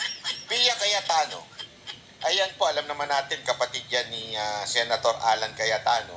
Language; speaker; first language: Filipino; non-native, local second language; Cebuano